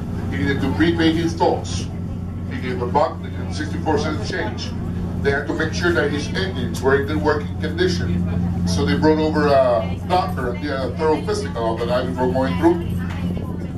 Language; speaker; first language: English; non-native, fluent; Spanish